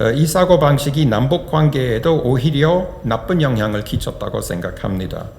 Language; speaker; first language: Korean; non-native, fluent; English